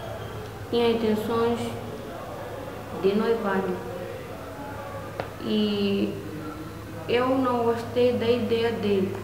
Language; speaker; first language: Portuguese; non-native, local second language; Makhuwa